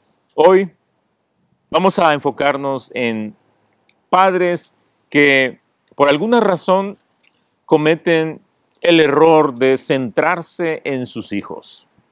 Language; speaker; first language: Spanish; native; Spanish